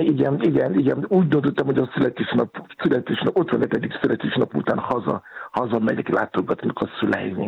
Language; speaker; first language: Hungarian; non-native, learner; Yoruba